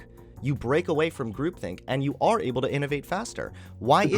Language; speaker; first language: English; native; English